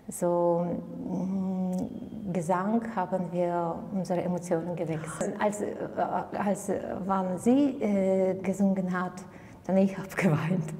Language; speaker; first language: German; non-native, learner; Belarusian